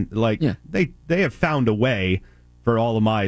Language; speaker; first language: English; native; English